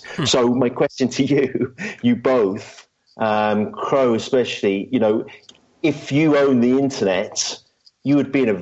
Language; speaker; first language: English; native; English